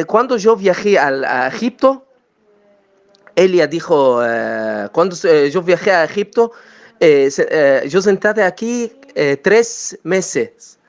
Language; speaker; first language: Spanish; non-native, learner; Arabic